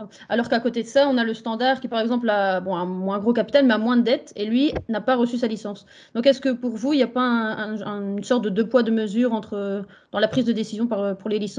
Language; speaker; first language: French; native; French